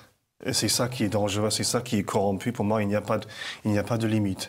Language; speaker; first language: French; non-native, fluent; English